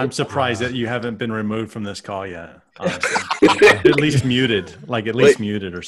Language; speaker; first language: English; native; English